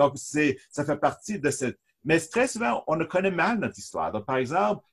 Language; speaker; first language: French; native; French